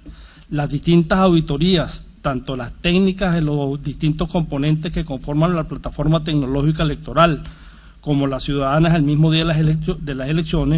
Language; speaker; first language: Spanish; native; Spanish